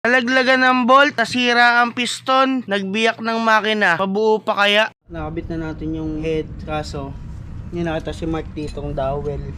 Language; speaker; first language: Filipino; native; Filipino